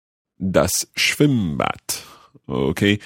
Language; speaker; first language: German; non-native, learner; English